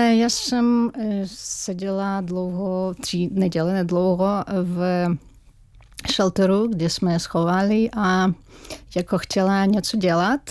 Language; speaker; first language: Czech; non-native, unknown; Ukrainian